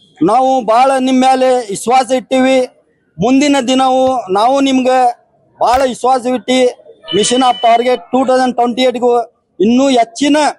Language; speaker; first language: Kannada; non-native, local second language; Urdu